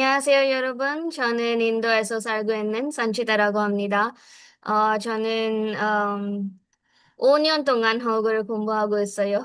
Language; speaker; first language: Korean; non-native, learner; Marathi